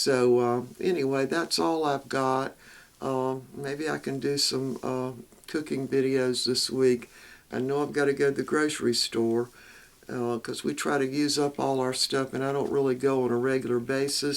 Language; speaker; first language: English; native; English